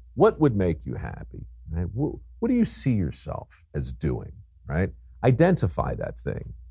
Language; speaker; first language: English; native; English